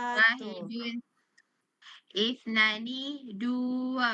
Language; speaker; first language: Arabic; non-native, learner; Malay